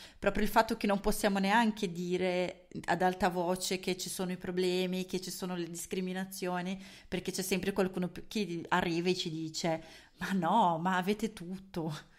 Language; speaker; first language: Italian; native; Italian